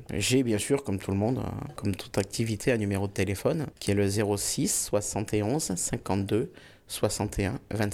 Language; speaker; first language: French; native; French